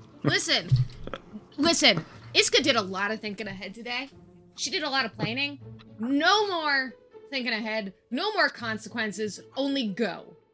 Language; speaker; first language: English; native; English